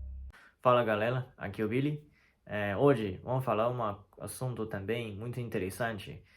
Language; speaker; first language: Portuguese; non-native, fluent; Chinese